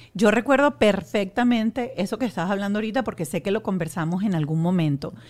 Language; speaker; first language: Spanish; native; Spanish